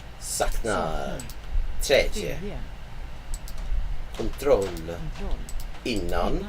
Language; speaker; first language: Swedish; non-native, learner; English